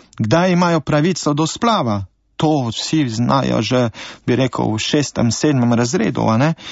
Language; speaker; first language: Slovenian; native; Slovenian